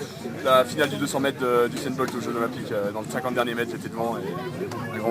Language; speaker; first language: French; native; French